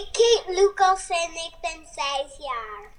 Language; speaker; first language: Dutch; early bilingual, heritage; Dutch